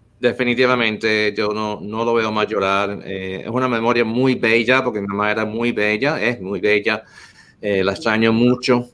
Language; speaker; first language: Spanish; early bilingual, heritage; Spanish